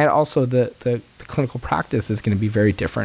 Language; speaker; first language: English; native; English